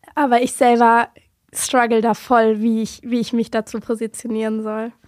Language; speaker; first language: German; native; German